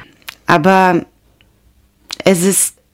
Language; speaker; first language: German; non-native, learner; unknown